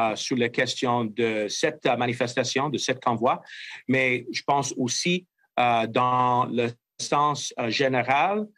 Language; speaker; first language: French; non-native, fluent; English